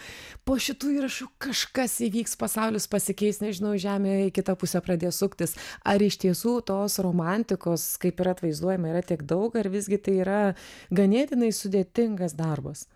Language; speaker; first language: Lithuanian; native; Lithuanian